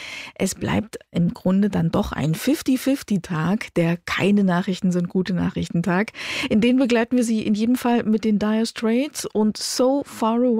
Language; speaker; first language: German; native; German